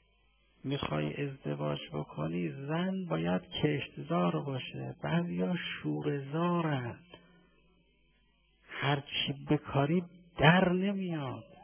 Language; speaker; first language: Persian; native; Persian